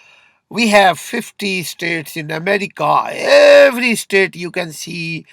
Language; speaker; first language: English; non-native, learner; Urdu